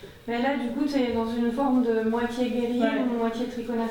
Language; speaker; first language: French; native; French